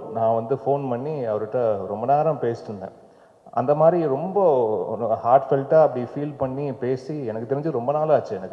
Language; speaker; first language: Tamil; native; Tamil